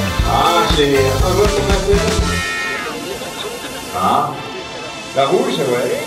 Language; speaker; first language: French; native; French